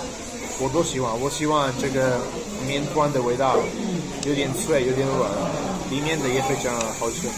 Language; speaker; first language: Chinese; non-native, fluent; Italian